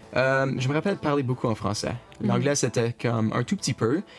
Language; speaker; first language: French; native; French